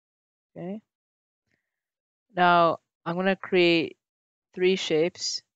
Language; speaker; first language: English; native; English